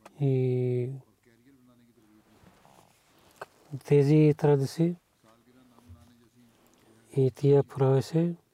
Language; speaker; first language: Bulgarian; non-native, learner; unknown